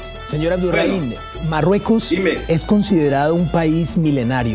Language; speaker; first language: Spanish; native; Spanish